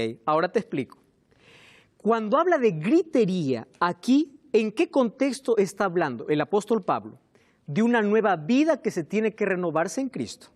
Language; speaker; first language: Spanish; native; Spanish